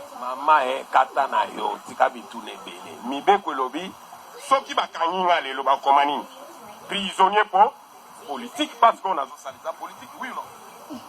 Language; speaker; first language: Lingala; non-native, local second language; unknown